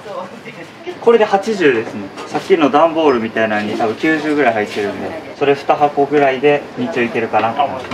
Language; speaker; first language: Japanese; native; Japanese